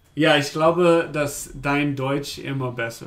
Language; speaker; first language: German; non-native, learner; English